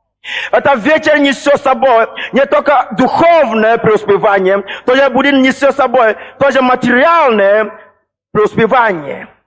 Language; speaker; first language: Russian; non-native, fluent; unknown